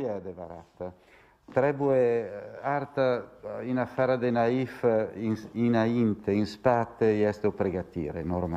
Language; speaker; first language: Romanian; non-native, learner; Italian